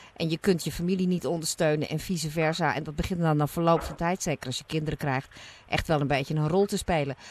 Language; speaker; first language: Dutch; native; Dutch